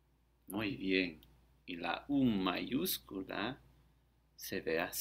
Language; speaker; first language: Spanish; non-native, fluent; English